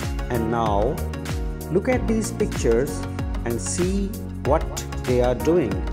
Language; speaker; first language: English; non-native, local second language; Urdu